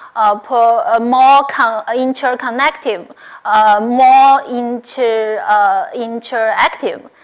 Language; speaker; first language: English; non-native, learner; Chinese